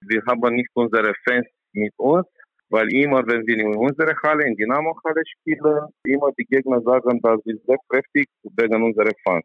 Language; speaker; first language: German; non-native, learner; Romanian